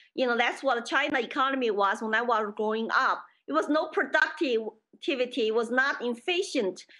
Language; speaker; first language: English; non-native, fluent; Chinese